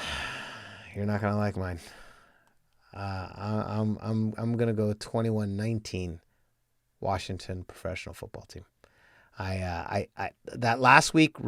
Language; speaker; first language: English; native; English